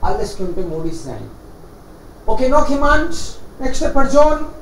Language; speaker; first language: German; non-native, fluent; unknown